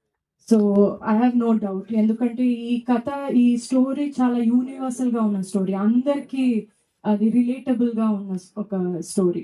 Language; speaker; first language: Telugu; non-native, fluent; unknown